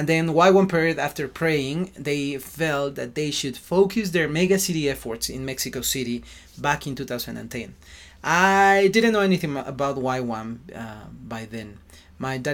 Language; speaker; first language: English; non-native, fluent; Spanish